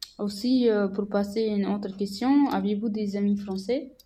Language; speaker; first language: French; non-native, learner; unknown